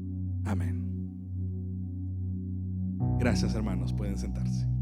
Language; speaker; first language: Spanish; native; Spanish